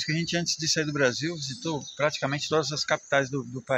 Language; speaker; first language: Portuguese; native; Portuguese